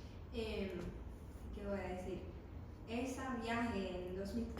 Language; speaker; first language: Spanish; non-native, learner; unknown